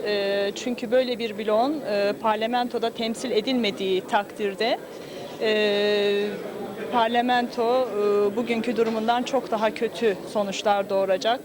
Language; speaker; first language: Turkish; native; Turkish